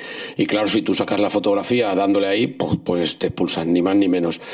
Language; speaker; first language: Spanish; native; Spanish